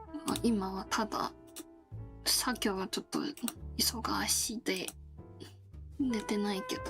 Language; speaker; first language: Japanese; non-native, learner; Korean